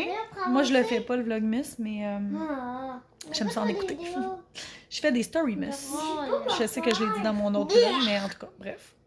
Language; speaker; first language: French; native; French